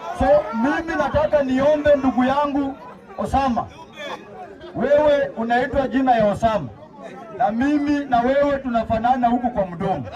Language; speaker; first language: Swahili; non-native, local second language; Luyia